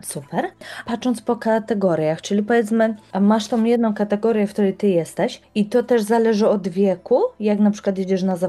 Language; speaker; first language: Polish; native; Polish